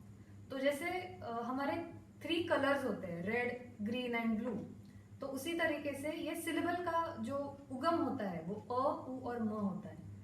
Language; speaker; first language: Hindi; non-native, local second language; Marathi